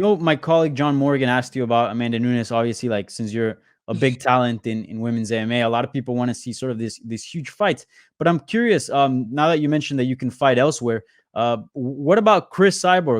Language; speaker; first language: English; native; English